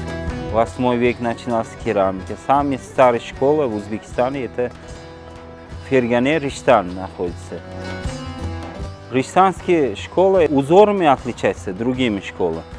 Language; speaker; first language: Russian; non-native, learner; Uzbek